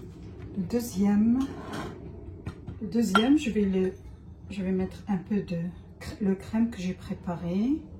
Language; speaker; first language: French; non-native, fluent; Arabic